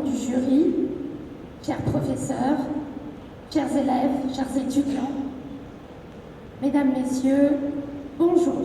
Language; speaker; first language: French; native; French